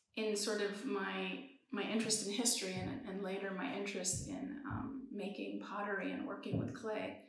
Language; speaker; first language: English; early bilingual, other home language; Persian